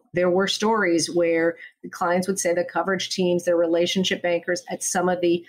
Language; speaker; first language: English; native; English